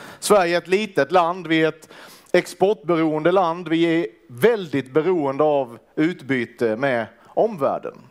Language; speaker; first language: Swedish; native; Swedish